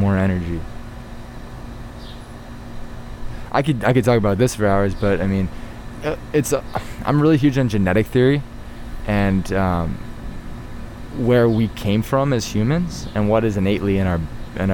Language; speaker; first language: English; native; English